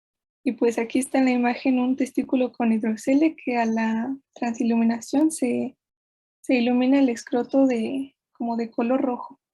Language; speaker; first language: Spanish; native; Spanish